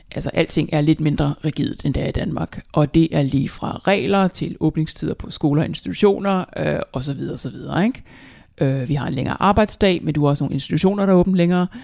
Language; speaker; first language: Danish; native; Danish